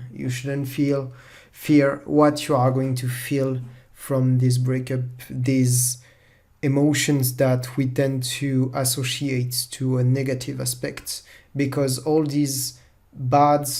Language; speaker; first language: English; non-native, fluent; French